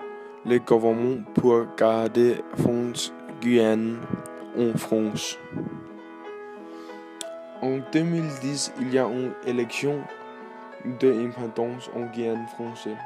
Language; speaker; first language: French; non-native, learner; Danish